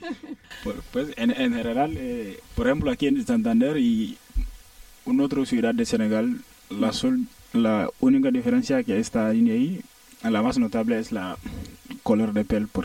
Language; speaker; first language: Spanish; non-native, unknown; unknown